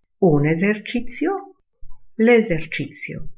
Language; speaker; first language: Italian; non-native, fluent; Polish